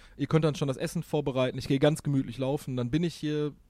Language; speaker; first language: German; native; German